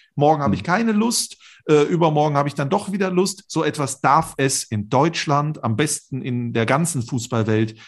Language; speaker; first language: German; native; German